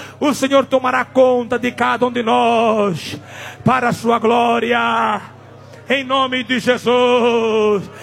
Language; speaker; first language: Portuguese; non-native, local second language; Tsonga